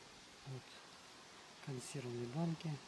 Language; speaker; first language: Russian; native; Russian